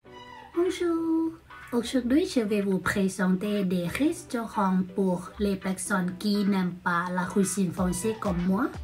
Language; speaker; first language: French; non-native, learner; Thai